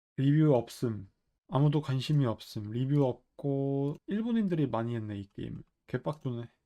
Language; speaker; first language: Korean; non-native, fluent; Finnish